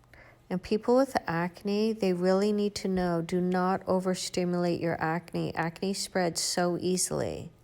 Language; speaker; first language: English; native; English